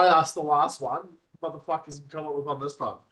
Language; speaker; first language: English; native; English